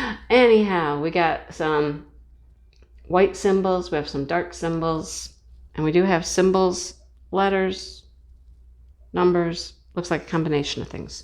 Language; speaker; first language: English; native; English